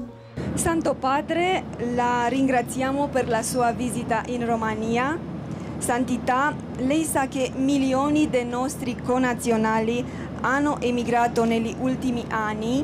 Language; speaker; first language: Italian; non-native, fluent; Romanian